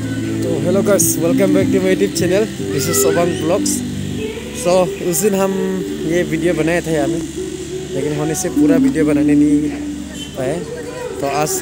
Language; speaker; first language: Hindi; non-native, local second language; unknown